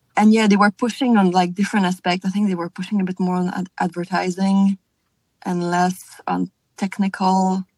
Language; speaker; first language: English; non-native, fluent; French